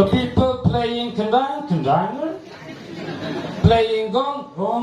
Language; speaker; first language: English; non-native, learner; Indonesian